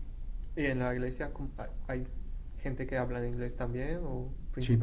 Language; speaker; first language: Spanish; non-native, fluent; English